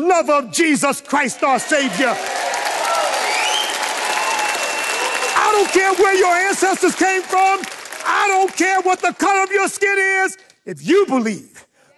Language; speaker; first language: English; native; English